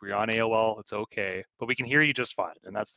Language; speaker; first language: English; native; English